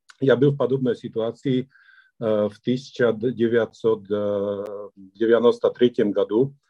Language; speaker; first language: Russian; non-native, fluent; Slovak